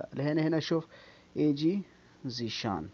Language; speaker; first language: Arabic; non-native, learner; Urdu